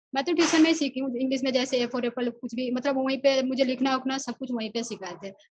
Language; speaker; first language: Hindi; non-native, local second language; Odia